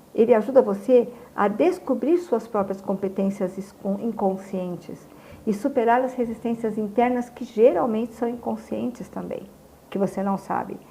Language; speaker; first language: Portuguese; native; Portuguese